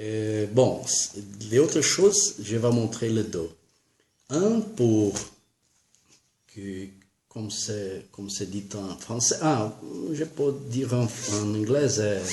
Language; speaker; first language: French; non-native, learner; Portuguese